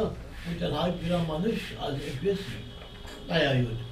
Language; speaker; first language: German; native; German